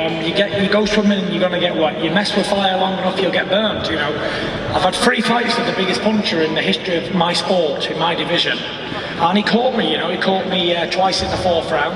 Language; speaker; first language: English; native; English